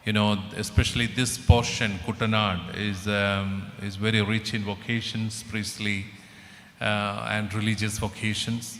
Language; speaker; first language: English; non-native, local second language; Malayalam